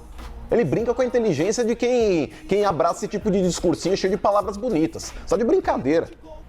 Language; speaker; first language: Portuguese; native; Portuguese